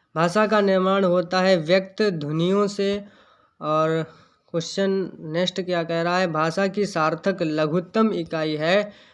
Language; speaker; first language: Hindi; native; Hindi